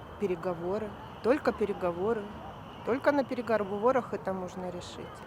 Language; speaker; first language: Russian; native; Russian